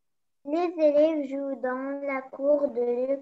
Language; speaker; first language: French; non-native, learner; Arabic